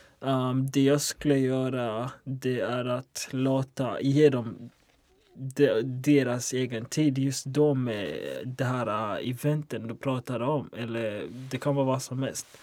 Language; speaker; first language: Swedish; non-native, local second language; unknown